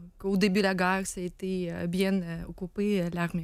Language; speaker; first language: French; non-native, learner; Ukrainian